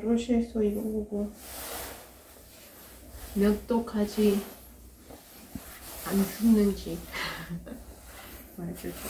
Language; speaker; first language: Korean; non-native, fluent; Russian